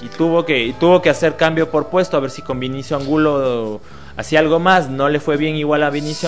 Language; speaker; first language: Spanish; native; Spanish